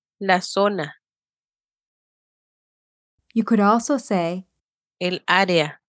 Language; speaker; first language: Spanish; non-native, fluent; English